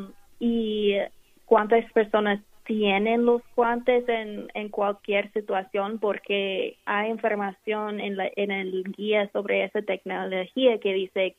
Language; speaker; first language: Spanish; non-native, fluent; English